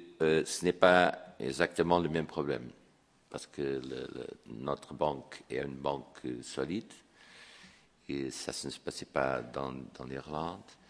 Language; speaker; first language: French; non-native, fluent; Portuguese